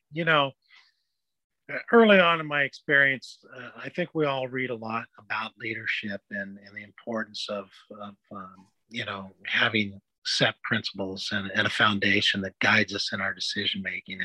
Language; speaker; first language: English; native; English